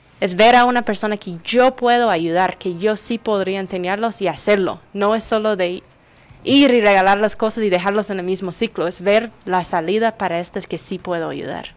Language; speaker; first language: Spanish; non-native, fluent; English